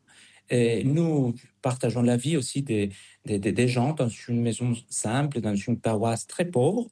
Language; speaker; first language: French; non-native, fluent; Spanish